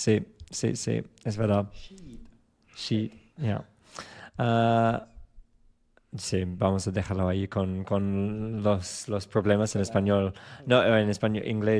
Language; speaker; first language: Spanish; non-native, fluent; English